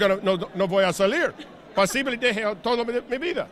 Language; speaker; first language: Spanish; non-native, learner; English